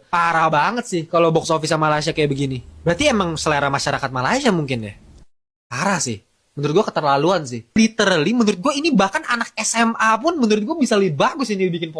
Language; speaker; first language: Indonesian; native; Indonesian